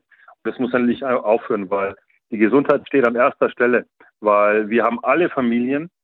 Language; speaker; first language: German; native; German